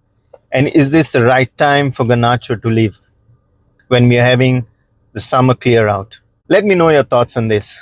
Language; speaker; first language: English; non-native, local second language; Konkani